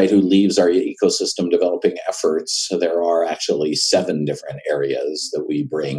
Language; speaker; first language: English; native; English